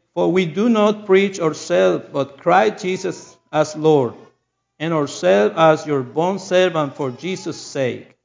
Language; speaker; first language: English; non-native, learner; Spanish